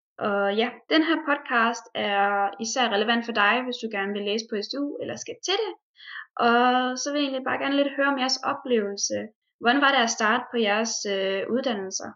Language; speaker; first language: Danish; native; Danish